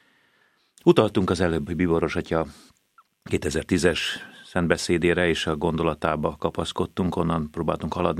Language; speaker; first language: Hungarian; native; Hungarian